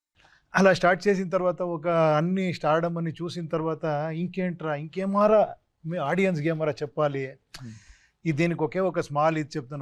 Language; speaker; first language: Telugu; non-native, local second language; Kannada